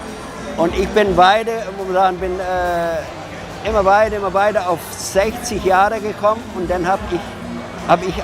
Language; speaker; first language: German; early bilingual, heritage; German